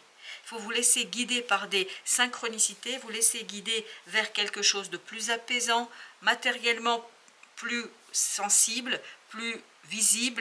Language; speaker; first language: French; native; French